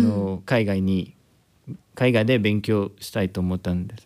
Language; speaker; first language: Japanese; non-native, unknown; Spanish